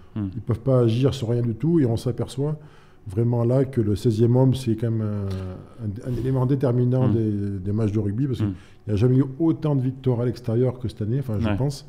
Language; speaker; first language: French; native; French